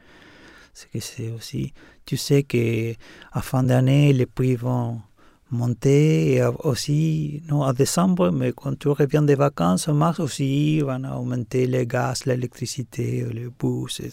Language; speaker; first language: French; non-native, fluent; Spanish